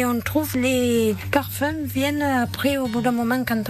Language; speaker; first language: French; native; French